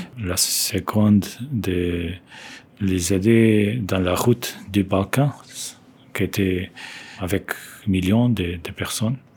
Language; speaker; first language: French; non-native, fluent; Portuguese